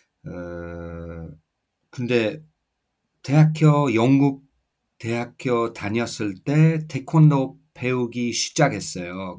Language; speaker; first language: Korean; non-native, fluent; English